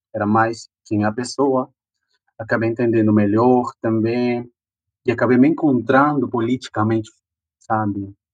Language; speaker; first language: Portuguese; non-native, fluent; Spanish